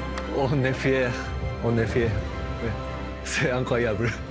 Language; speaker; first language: French; non-native, learner; Japanese